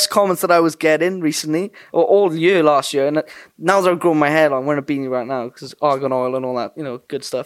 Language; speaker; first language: English; native; English